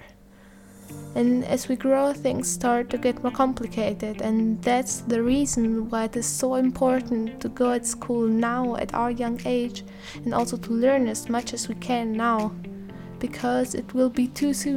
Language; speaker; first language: English; non-native, fluent; Italian